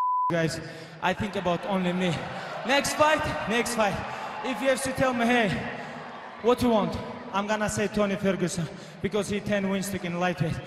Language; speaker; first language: English; non-native, learner; Avaric